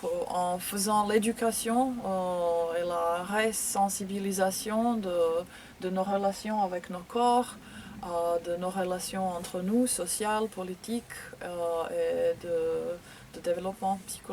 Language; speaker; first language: French; non-native, fluent; Croatian